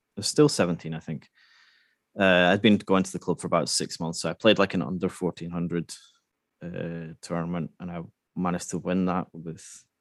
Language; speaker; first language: English; native; English